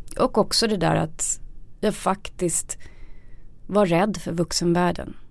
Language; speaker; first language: Swedish; native; Swedish